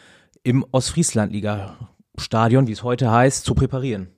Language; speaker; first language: German; native; German